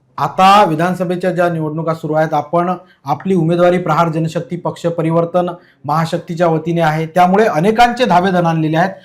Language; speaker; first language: Marathi; native; Marathi